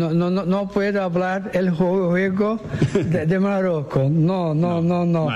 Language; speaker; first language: Spanish; non-native, learner; Portuguese